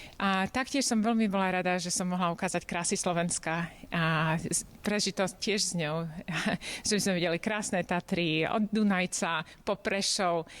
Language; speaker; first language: Slovak; native; Slovak